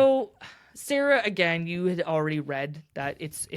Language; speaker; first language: English; native; English